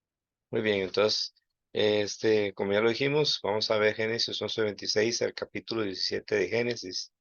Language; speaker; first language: Spanish; native; Spanish